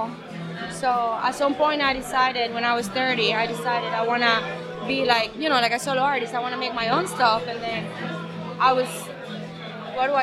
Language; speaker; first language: English; non-native, fluent; Spanish